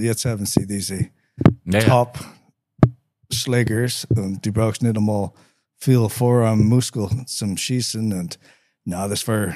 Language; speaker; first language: German; non-native, learner; English